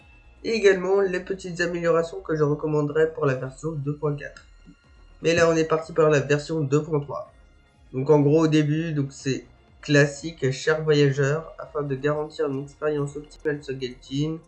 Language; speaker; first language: French; native; French